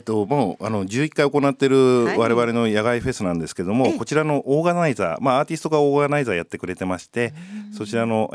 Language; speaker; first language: Japanese; native; Japanese